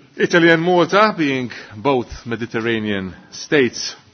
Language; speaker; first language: English; non-native, local second language; Maltese